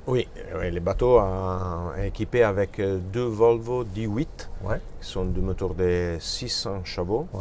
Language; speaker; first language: French; non-native, fluent; Italian